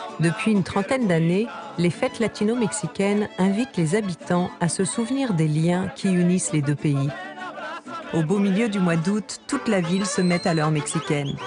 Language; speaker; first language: French; native; French